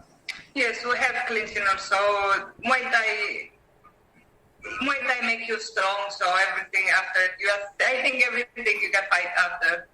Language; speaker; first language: English; non-native, learner; Greek